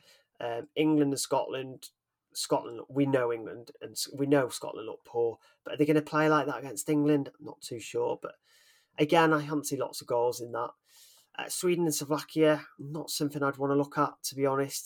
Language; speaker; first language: English; native; English